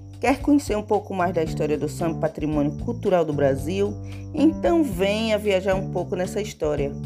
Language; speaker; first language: Portuguese; native; Portuguese